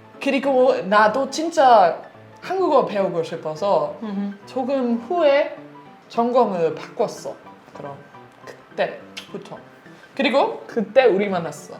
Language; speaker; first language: Korean; non-native, learner; German